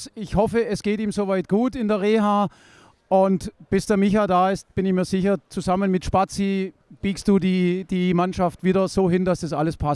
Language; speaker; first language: German; native; German